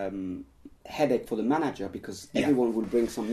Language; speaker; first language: English; non-native, fluent; French